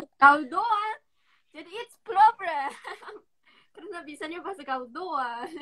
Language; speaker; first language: Indonesian; non-native, fluent; Japanese